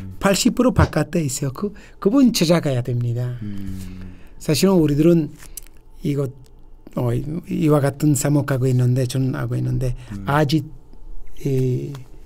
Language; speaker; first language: Korean; non-native, fluent; Italian